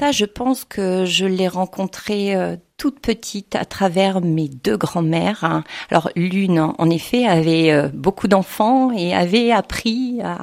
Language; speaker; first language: French; native; French